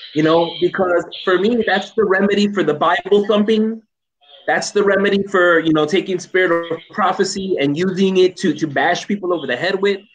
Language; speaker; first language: English; native; English